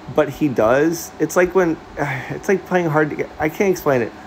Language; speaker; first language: English; native; English